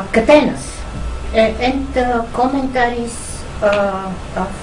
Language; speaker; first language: English; non-native, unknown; Bulgarian